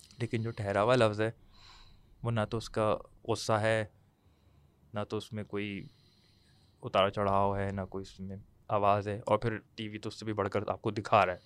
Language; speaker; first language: Urdu; native; Urdu